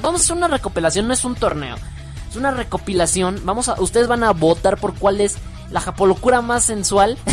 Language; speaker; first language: Spanish; native; Spanish